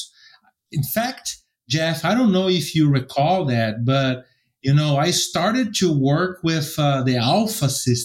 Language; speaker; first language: English; non-native, fluent; Portuguese